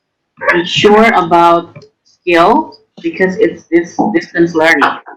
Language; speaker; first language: English; non-native, fluent; Indonesian